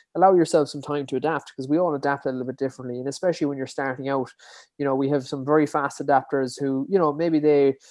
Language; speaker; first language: English; native; English